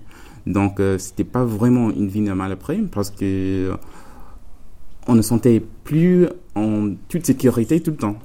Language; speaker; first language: French; non-native, fluent; English